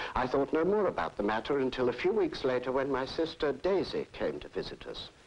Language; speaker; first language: English; native; English